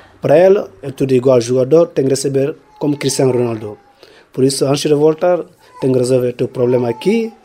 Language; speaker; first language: Portuguese; non-native, learner; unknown